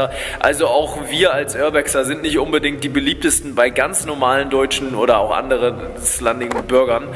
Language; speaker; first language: German; native; German